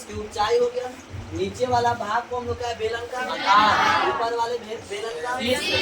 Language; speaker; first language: Hindi; native; Hindi